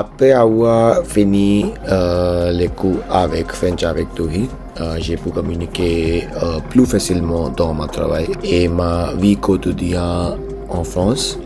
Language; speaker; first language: French; non-native, learner; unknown